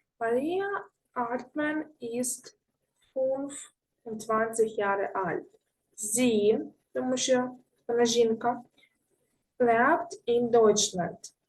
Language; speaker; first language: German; non-native, learner; Ukrainian